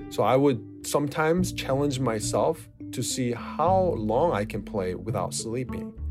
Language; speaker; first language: English; non-native, fluent; Korean